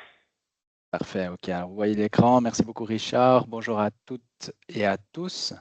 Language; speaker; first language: French; native; French